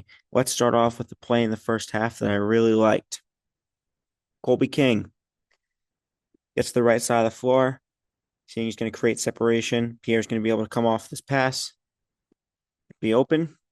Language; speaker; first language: English; native; English